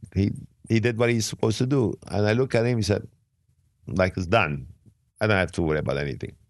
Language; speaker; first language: English; non-native, fluent; Arabic